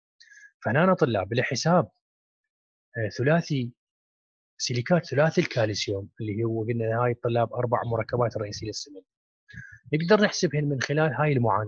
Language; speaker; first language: Arabic; native; Arabic